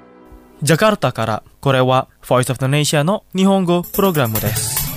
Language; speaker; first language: Japanese; non-native, fluent; Indonesian